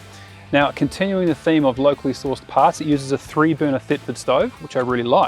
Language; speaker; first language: English; native; English